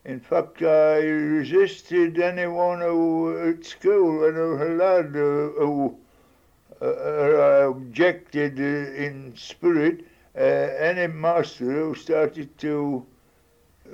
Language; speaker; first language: English; native; English